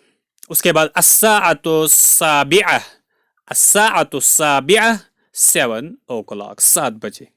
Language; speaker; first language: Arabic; non-native, fluent; Urdu